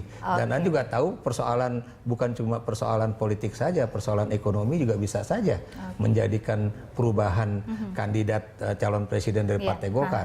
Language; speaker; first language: Indonesian; native; Indonesian